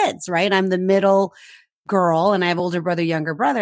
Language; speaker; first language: English; early bilingual, other home language; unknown